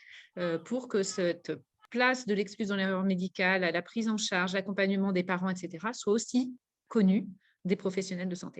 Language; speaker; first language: French; native; French